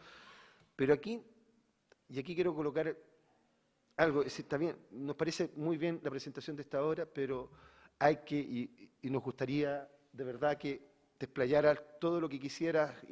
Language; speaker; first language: Spanish; native; Spanish